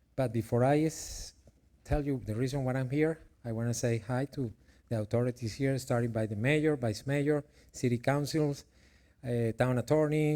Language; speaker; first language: English; non-native, fluent; Spanish